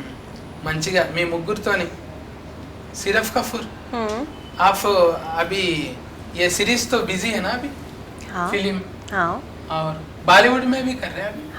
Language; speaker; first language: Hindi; non-native, local second language; Telugu